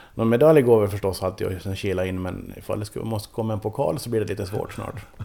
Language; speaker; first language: Swedish; native; Swedish